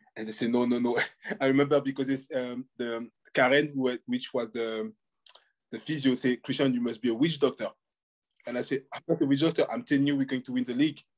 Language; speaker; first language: English; non-native, fluent; French